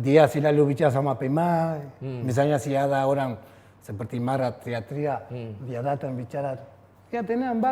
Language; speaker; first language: Indonesian; non-native, fluent; Spanish